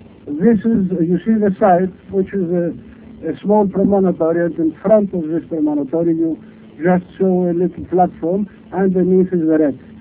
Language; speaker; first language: English; non-native, fluent; Greek